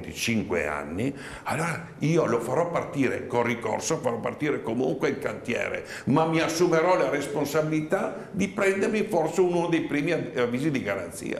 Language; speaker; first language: Italian; native; Italian